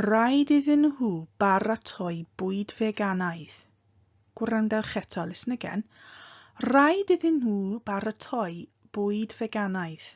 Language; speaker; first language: Welsh; non-native, fluent; English